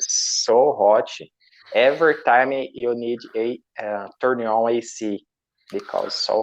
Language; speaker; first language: English; non-native, learner; Portuguese